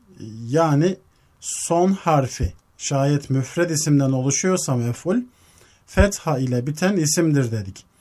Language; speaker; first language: Turkish; native; Turkish